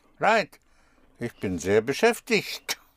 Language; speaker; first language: German; non-native, learner; English